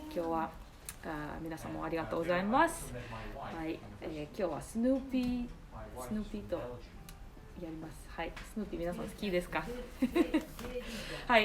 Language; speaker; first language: Japanese; non-native, learner; Russian